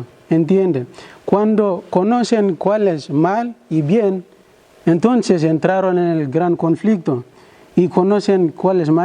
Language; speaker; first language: Spanish; non-native, learner; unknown